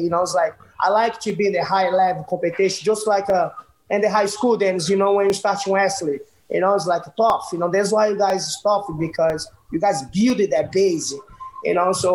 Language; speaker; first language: English; non-native, learner; Portuguese